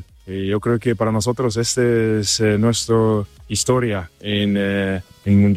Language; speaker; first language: Spanish; non-native, learner; German